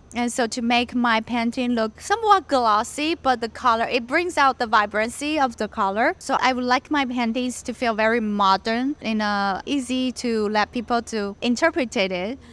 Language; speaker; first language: English; non-native, fluent; Chinese